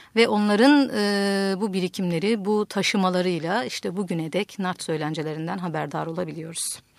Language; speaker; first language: Turkish; native; Turkish